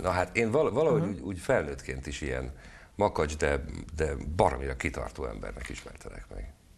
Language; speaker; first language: Hungarian; native; Hungarian